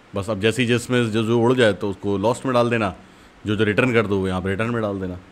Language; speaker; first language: Hindi; native; Hindi